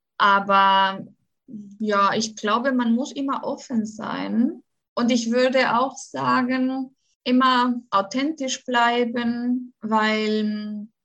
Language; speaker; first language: German; non-native, fluent; Spanish